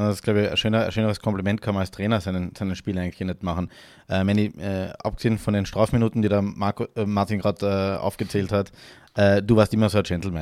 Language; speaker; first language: German; native; German